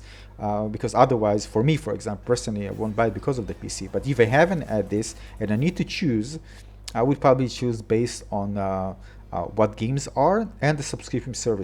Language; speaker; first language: English; non-native, fluent; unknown